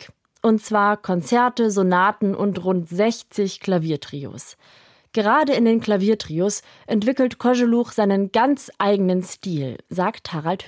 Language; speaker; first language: German; native; German